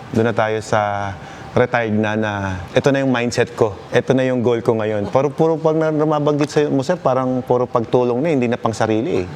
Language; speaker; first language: Filipino; native; Filipino